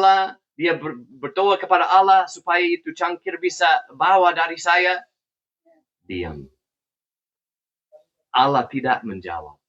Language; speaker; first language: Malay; non-native, fluent; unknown